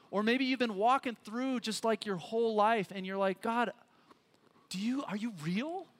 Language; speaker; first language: English; native; English